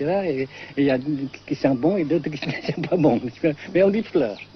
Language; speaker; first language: French; non-native, fluent; Vietnamese